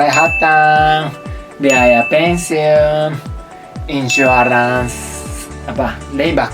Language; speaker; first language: Indonesian; non-native, fluent; Japanese